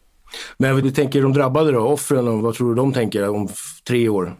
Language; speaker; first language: Swedish; native; Swedish